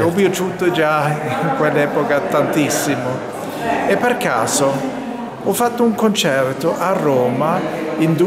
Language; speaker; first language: Italian; non-native, fluent; Swedish